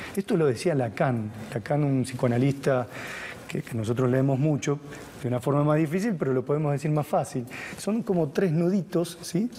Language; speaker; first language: Spanish; native; Spanish